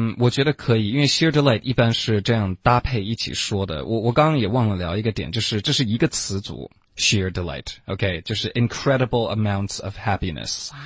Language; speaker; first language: Chinese; non-native, fluent; English